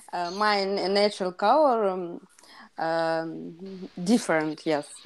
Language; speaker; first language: English; non-native, learner; Russian